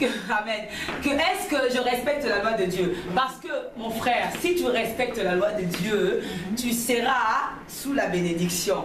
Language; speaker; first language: French; non-native, local second language; Lingala